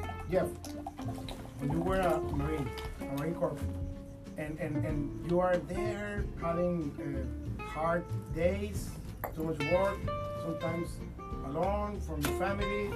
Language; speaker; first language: English; non-native, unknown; Spanish